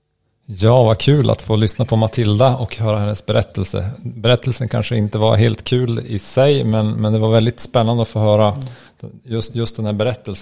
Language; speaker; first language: Swedish; native; Swedish